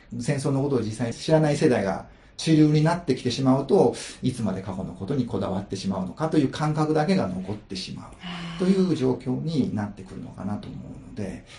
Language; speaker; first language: Japanese; native; Japanese